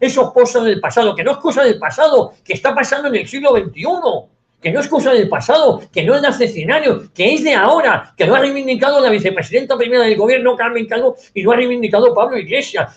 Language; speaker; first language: Spanish; native; Spanish